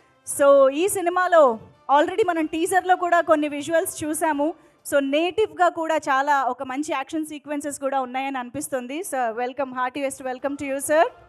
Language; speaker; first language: Telugu; native; Telugu